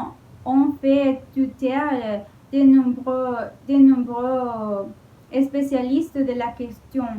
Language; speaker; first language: French; non-native, learner; Spanish